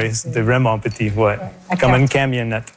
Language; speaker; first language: French; non-native, local second language; English